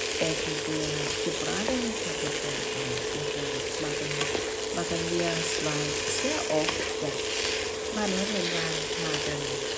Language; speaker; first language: Thai; native; Thai